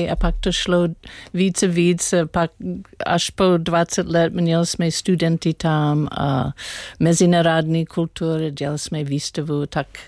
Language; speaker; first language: Czech; non-native, learner; English